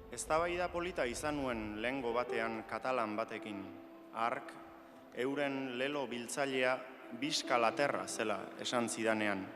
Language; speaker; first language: Basque; native; Basque